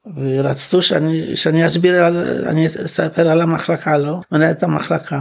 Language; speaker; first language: Hebrew; non-native, fluent; Polish